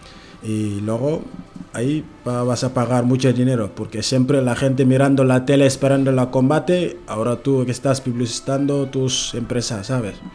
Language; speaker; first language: Spanish; non-native, learner; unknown